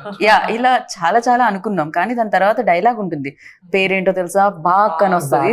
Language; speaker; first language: Telugu; native; Telugu